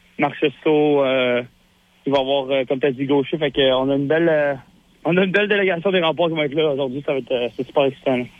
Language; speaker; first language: French; native; French